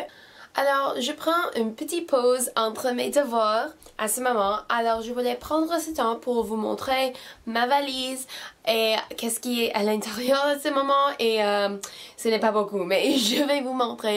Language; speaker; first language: French; non-native, fluent; English